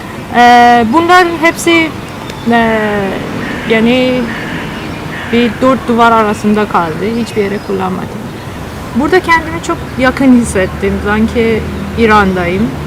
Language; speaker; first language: Turkish; non-native, learner; Persian